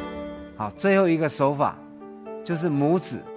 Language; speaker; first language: Chinese; native; Chinese